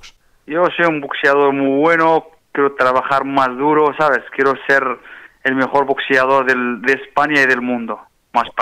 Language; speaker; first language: Spanish; non-native, fluent; Arabic